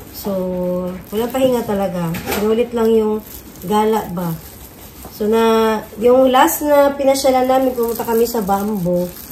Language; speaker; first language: Filipino; native; Filipino